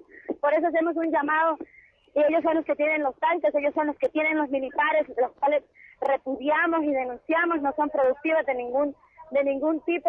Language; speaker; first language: Spanish; native; Spanish